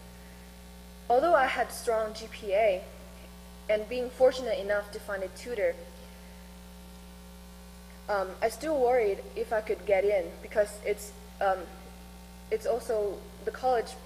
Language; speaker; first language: English; non-native, fluent; Chinese